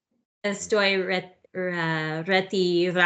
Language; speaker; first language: Spanish; non-native, learner; English